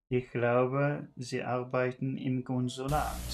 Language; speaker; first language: German; non-native, learner; English